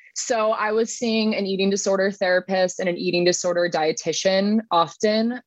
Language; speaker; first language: English; native; English